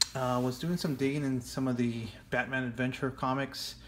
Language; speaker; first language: English; native; English